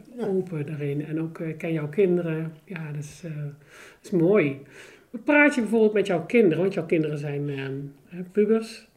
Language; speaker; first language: Dutch; native; Dutch